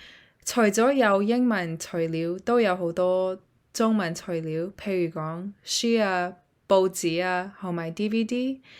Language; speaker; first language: Cantonese; early bilingual, heritage; Cantonese